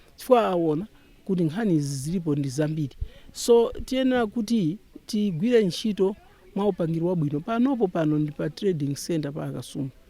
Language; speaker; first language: Nyanja; native; Nyanja